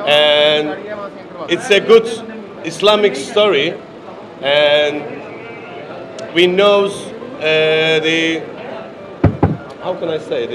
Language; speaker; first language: English; non-native, learner; Turkish